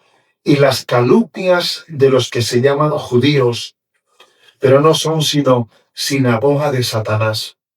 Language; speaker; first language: Spanish; native; Spanish